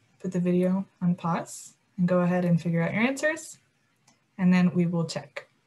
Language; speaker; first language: English; native; English